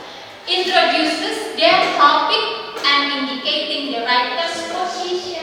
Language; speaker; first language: English; non-native, fluent; Indonesian